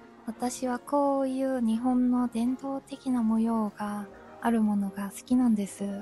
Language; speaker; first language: Japanese; non-native, fluent; Korean